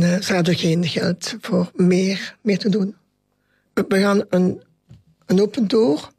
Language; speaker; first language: Dutch; non-native, local second language; French